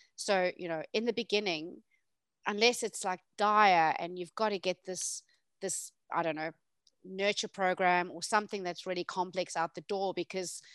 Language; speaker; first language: English; native; English